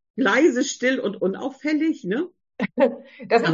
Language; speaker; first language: German; native; German